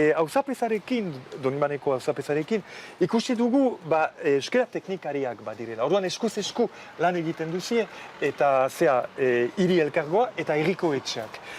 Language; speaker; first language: Basque; native; Basque